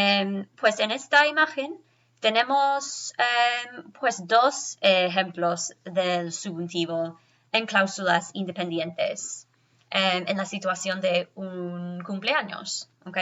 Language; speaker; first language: Spanish; non-native, fluent; English